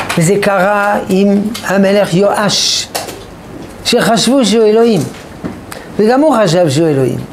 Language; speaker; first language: Hebrew; non-native, fluent; French